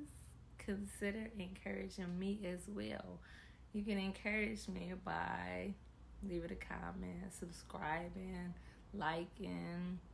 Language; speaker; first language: English; native; English